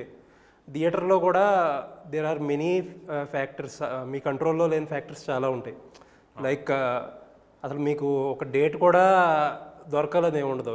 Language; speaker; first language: Telugu; native; Telugu